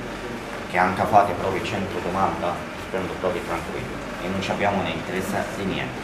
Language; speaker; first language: Italian; non-native, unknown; Arabic